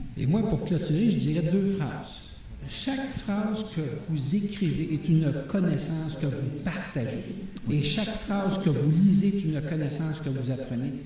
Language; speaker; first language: French; native; French